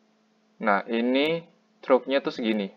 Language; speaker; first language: Indonesian; native; Indonesian